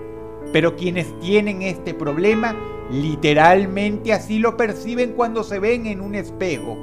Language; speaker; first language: Spanish; native; Spanish